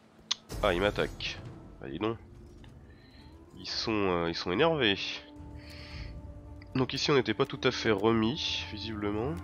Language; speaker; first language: French; native; French